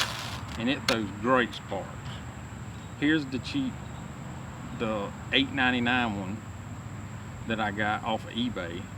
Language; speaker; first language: English; native; English